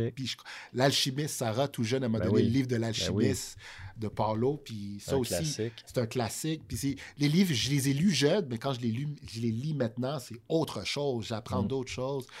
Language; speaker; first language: French; native; French